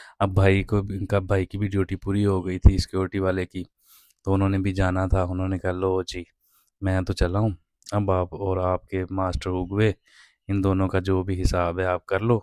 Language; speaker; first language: Urdu; non-native, local second language; Punjabi